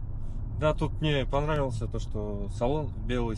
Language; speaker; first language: Russian; non-native, local second language; Kyrgyz